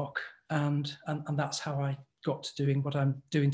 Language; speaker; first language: English; native; English